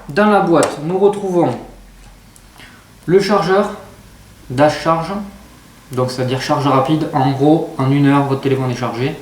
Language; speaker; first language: French; native; French